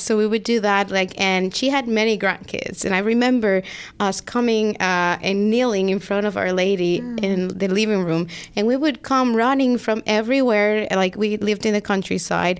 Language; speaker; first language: English; non-native, fluent; Spanish